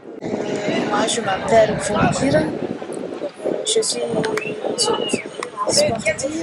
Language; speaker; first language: French; non-native, local second language; Malagasy